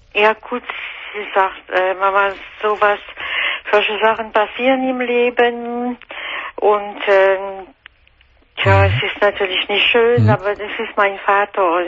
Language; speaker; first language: German; non-native, fluent; French